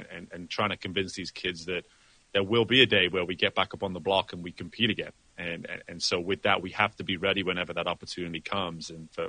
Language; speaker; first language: English; native; English